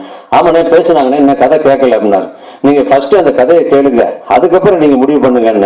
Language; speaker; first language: Tamil; native; Tamil